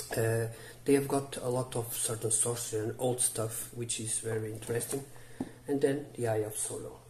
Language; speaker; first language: English; non-native, learner; Portuguese